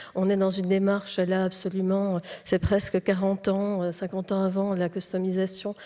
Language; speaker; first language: French; native; French